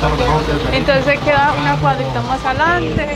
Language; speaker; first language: Spanish; native; Spanish